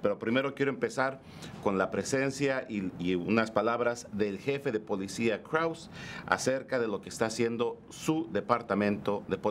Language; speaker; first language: Spanish; native; Spanish